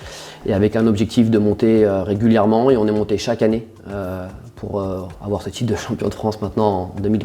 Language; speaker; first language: French; native; French